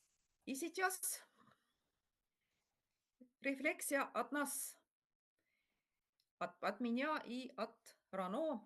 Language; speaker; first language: Russian; non-native, fluent; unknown